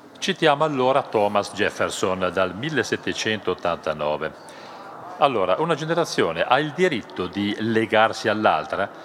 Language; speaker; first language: Italian; non-native, fluent; German